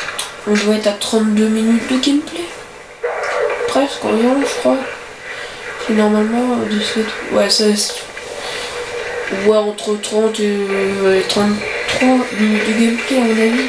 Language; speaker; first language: French; native; French